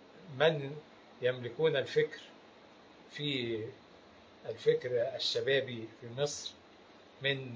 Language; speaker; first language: Arabic; native; Arabic